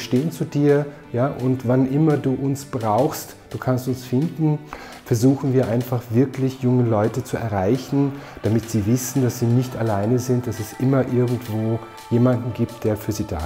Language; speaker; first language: German; native; German